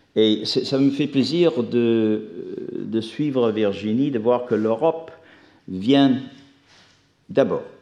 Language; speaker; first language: French; non-native, fluent; English